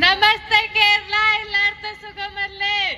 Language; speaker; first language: Malayalam; non-native, learner; Hindi